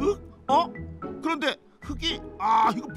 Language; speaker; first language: Korean; native; Korean